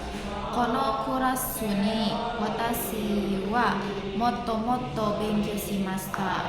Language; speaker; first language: Japanese; non-native, learner; Indonesian